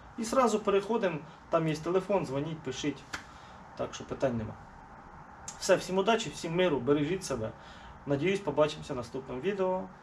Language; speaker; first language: Ukrainian; non-native, local second language; Russian